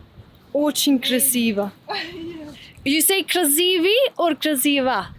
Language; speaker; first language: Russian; non-native, learner; Swedish